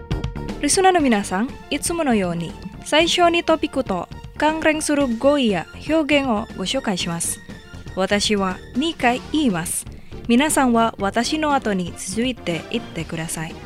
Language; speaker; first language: Japanese; non-native, fluent; Indonesian